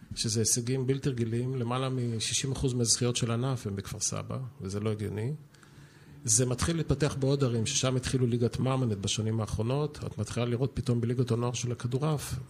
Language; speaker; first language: Hebrew; native; Hebrew